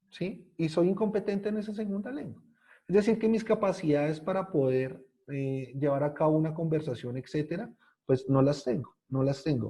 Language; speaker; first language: Spanish; native; Spanish